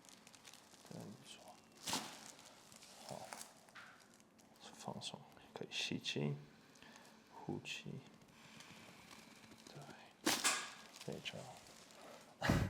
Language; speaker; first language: Chinese; non-native, fluent; English